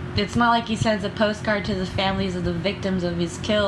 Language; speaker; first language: English; native; English